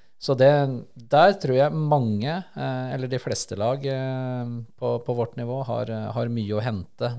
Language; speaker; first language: Norwegian; early bilingual, other home language; Spanish